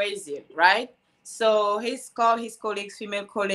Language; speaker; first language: English; non-native, local second language; French